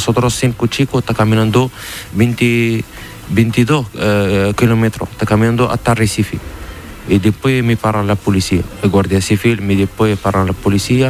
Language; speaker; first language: Spanish; non-native, learner; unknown